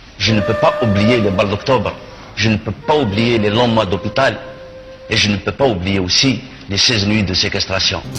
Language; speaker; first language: French; non-native, local second language; Kabyle